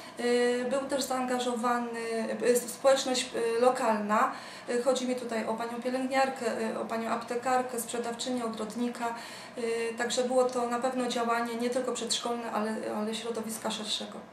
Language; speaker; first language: Polish; native; Polish